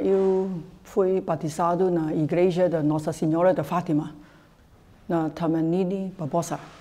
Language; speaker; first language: Portuguese; non-native, local second language; Cantonese